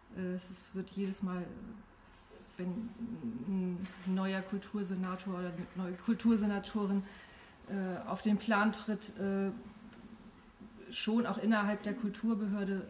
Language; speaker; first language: German; native; German